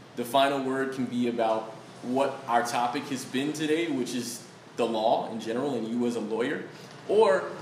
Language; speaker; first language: English; native; English